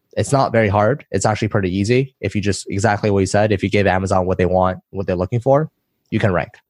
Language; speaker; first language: English; early bilingual, other home language; Chinese